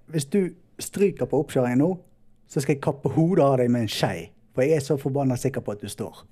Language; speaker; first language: Norwegian; native; Norwegian